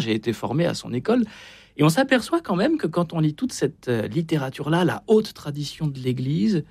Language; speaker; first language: French; native; French